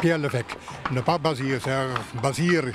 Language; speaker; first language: French; non-native, fluent; Dutch